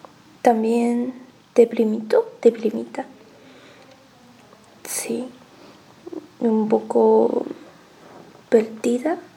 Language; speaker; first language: Spanish; non-native, learner; Chinese